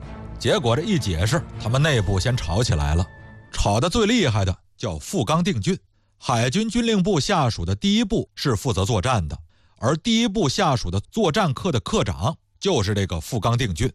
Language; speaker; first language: Chinese; native; Chinese